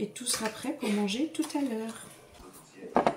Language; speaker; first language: French; native; French